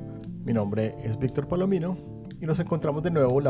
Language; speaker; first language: Spanish; native; Spanish